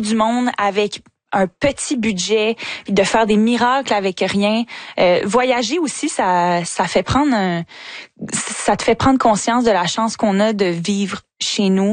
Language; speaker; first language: French; native; French